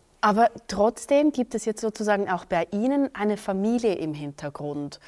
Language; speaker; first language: German; native; German